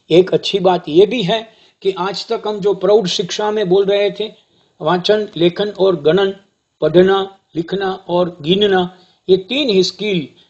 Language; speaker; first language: Hindi; non-native, local second language; Gujarati